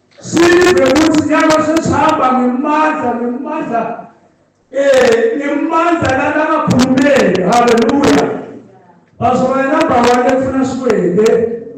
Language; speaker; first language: Zulu; non-native, local second language; Swati